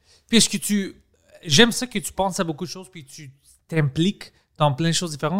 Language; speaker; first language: French; non-native, local second language; English